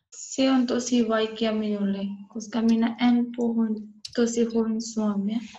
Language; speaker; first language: Finnish; non-native, learner; Urdu